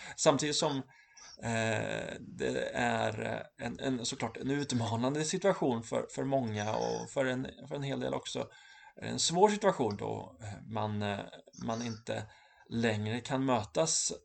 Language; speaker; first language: Swedish; native; Swedish